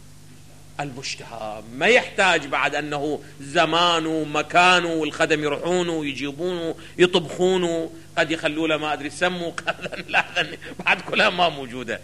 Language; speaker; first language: Arabic; native; Arabic